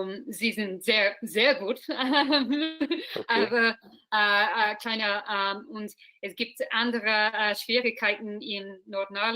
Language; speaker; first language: German; non-native, learner; English